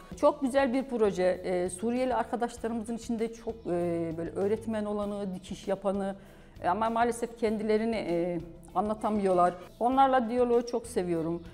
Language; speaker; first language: Turkish; native; Turkish